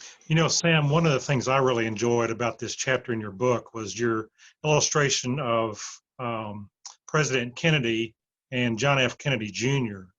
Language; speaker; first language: English; native; English